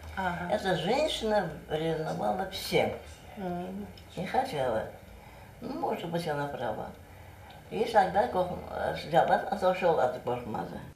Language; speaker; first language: Russian; non-native, local second language; Azerbaijani